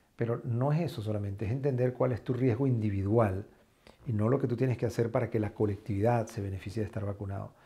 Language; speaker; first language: Spanish; native; Spanish